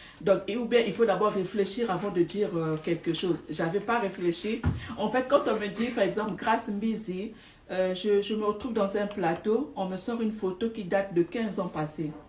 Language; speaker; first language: French; non-native, local second language; Lingala